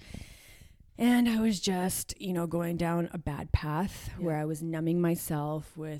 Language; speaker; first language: English; native; English